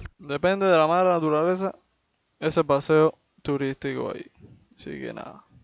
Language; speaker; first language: Spanish; native; Spanish